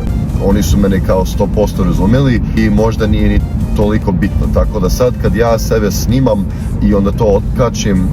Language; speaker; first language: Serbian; non-native, fluent; English